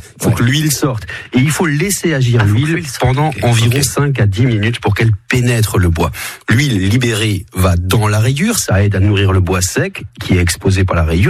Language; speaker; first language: French; native; French